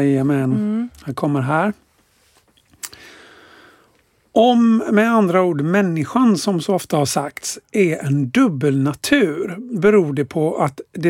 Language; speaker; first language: Swedish; native; Swedish